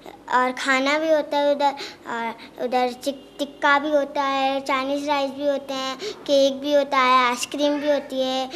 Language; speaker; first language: Hindi; early bilingual, heritage; Urdu